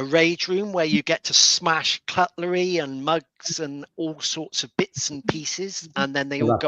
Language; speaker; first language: English; native; English